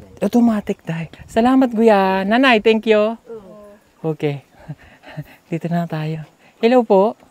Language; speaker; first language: Filipino; native; Filipino